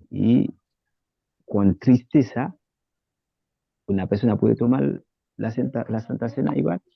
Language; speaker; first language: Spanish; non-native, learner; Haitian Creole